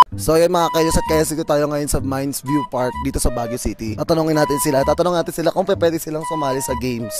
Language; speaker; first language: Filipino; native; Filipino